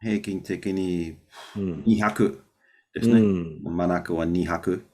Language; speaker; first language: Japanese; non-native, learner; English